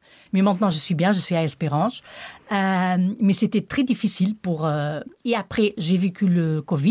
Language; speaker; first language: French; non-native, learner; Portuguese